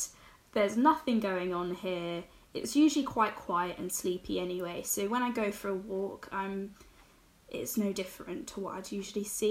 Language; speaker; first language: English; native; English